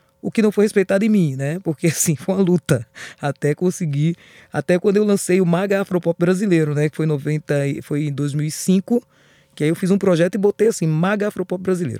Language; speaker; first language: Portuguese; native; Portuguese